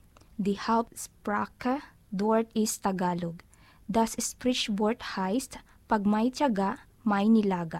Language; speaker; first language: German; non-native, learner; Filipino